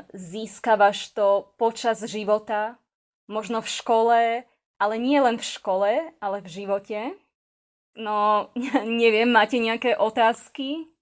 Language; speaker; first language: Slovak; native; Slovak